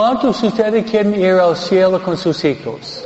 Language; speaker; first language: Spanish; non-native, fluent; English